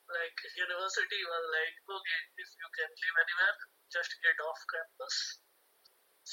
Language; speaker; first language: English; non-native, local second language; Hindi